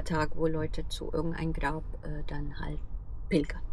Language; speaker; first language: German; non-native, fluent; Arabic